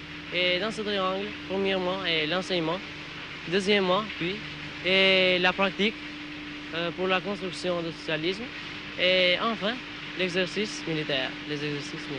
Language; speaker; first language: French; non-native, learner; Albanian